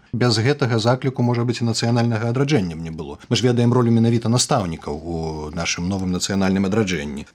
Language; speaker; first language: Belarusian; native; Belarusian